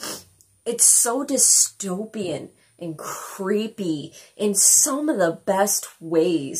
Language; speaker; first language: English; native; English